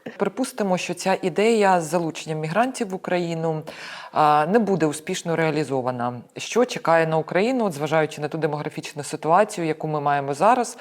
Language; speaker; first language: Ukrainian; native; Ukrainian